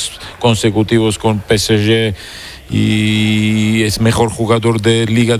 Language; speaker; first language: Spanish; non-native, fluent; Georgian